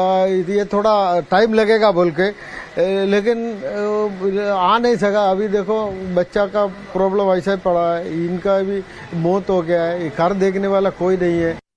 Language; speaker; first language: Hindi; non-native, local second language; Malayalam